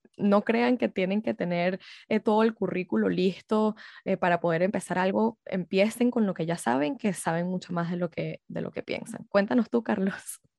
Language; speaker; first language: Spanish; early bilingual, heritage; Spanish